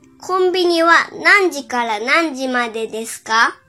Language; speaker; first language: Japanese; early bilingual, other home language; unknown